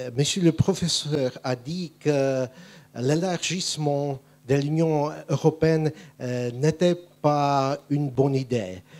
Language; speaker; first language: French; non-native, fluent; Czech